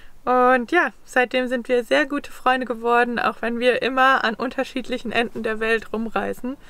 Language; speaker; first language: German; native; German